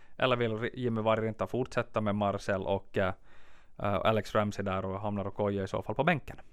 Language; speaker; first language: Swedish; native; Swedish